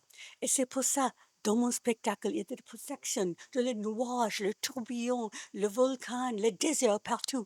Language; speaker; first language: French; non-native, learner; Japanese